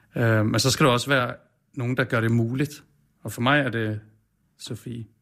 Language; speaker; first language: Danish; native; Danish